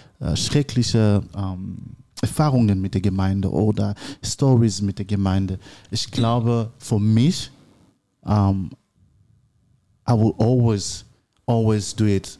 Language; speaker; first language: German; non-native, learner; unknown